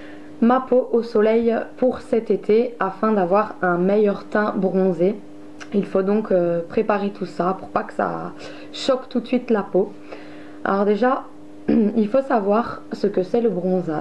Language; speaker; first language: French; native; French